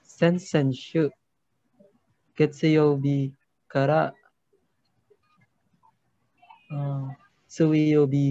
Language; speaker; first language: Japanese; non-native, learner; Filipino